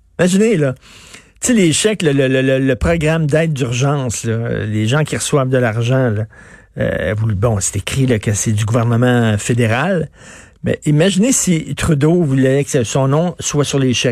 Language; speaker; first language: French; native; French